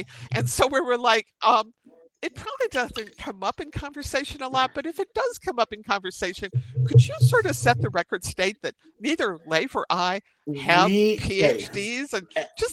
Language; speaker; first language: English; native; English